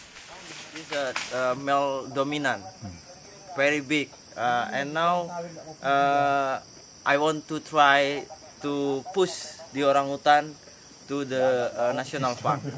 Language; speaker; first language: English; non-native, learner; Indonesian